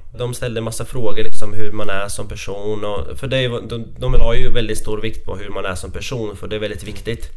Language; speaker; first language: Swedish; non-native, fluent; Latvian